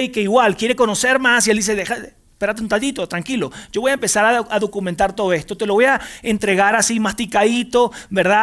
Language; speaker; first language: Spanish; native; Spanish